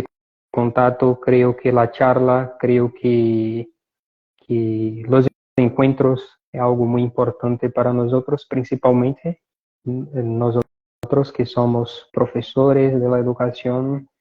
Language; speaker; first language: Spanish; non-native, fluent; Portuguese